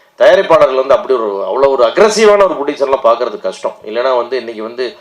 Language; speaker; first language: Tamil; native; Tamil